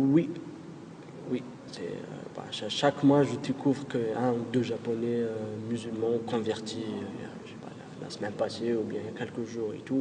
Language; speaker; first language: French; non-native, local second language; Arabic